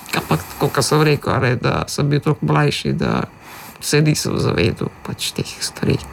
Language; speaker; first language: Slovenian; early bilingual, other home language; Macedonian